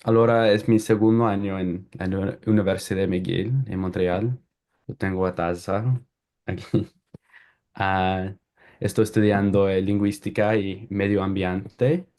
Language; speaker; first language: Spanish; non-native, learner; English